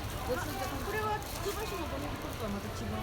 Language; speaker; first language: Japanese; native; Japanese